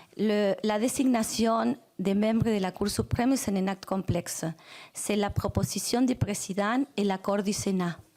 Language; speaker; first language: French; non-native, fluent; Spanish